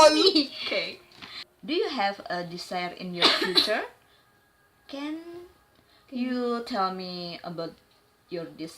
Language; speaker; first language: English; non-native, learner; Indonesian